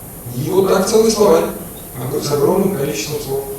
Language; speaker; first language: Russian; native; Russian